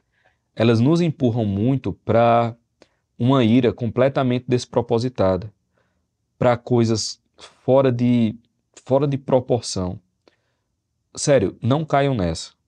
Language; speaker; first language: Portuguese; native; Portuguese